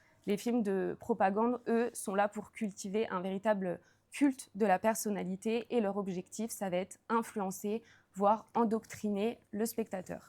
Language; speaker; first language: French; native; French